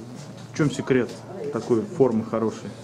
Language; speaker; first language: Russian; native; Russian